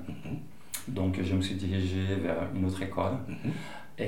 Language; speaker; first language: French; non-native, fluent; Portuguese